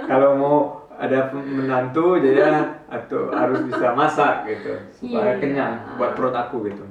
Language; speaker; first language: Indonesian; early bilingual, heritage; Indonesian